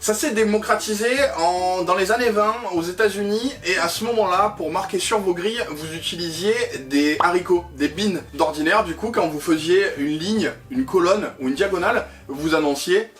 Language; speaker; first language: French; native; French